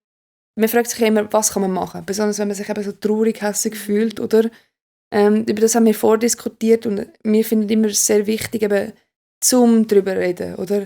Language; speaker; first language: German; native; German